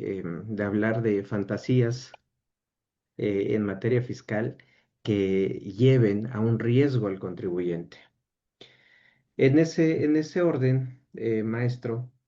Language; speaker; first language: Spanish; native; Spanish